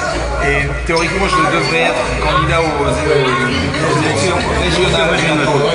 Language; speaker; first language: French; native; French